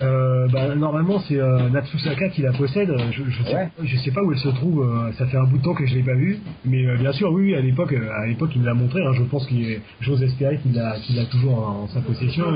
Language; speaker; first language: French; native; French